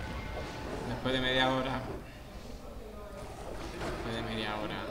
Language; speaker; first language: Spanish; native; Spanish